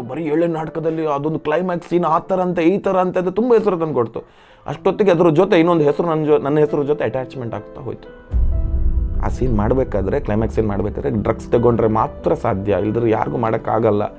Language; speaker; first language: Kannada; non-native, local second language; Tulu